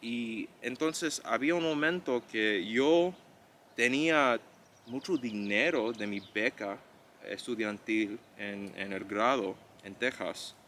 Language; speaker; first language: Spanish; non-native, fluent; English